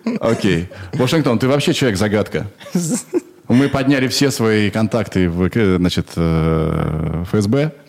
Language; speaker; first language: Russian; native; Russian